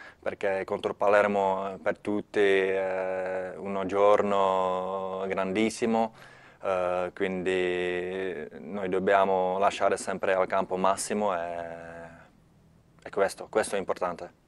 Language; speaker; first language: Italian; non-native, learner; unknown